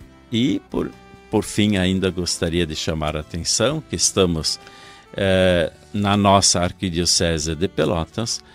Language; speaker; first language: Portuguese; native; Portuguese